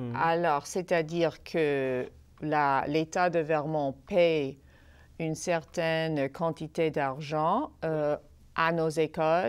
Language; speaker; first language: French; non-native, fluent; English